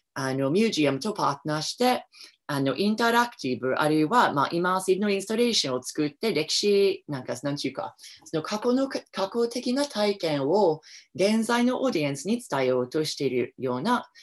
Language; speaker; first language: Japanese; non-native, fluent; English